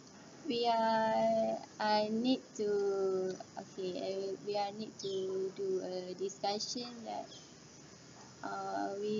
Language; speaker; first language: English; non-native, learner; Malay